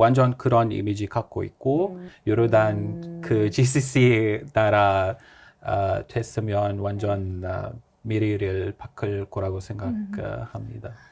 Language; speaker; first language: Korean; non-native, fluent; Arabic